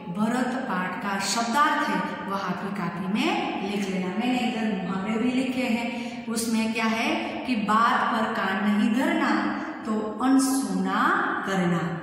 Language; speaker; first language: Hindi; non-native, local second language; Gujarati